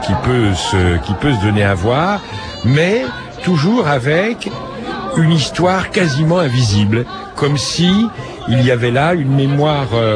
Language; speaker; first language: French; native; French